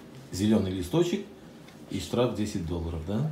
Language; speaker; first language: Russian; native; Russian